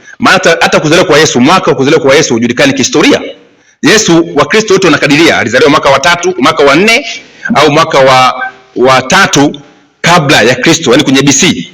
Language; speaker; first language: Swahili; native; Swahili